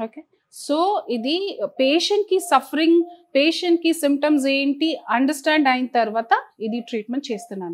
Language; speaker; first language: Telugu; non-native, fluent; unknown